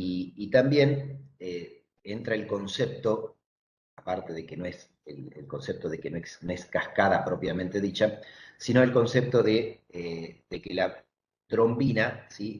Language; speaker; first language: Spanish; native; Spanish